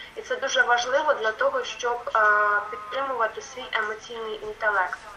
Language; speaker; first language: Ukrainian; non-native, local second language; Russian